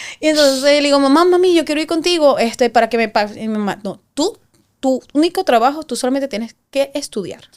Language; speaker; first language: Spanish; native; Spanish